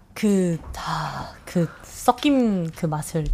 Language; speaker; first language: Korean; native; Korean